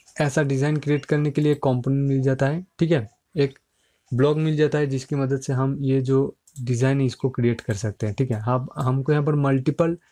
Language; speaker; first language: Hindi; native; Hindi